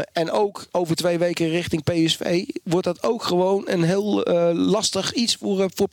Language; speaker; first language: Dutch; native; Dutch